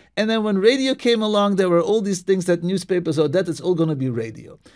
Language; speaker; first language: English; non-native, fluent; Dutch